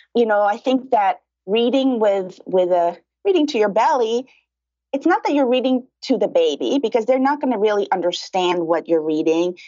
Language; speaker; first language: English; early bilingual, other home language; Spanish